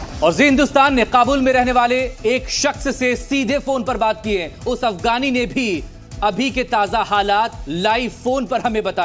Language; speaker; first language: Hindi; native; Hindi